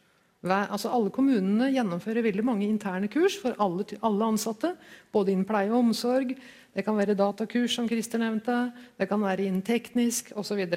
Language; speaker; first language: Norwegian; native; Norwegian